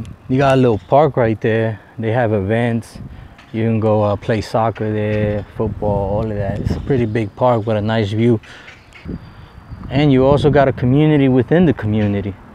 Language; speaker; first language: English; early bilingual, other home language; Spanish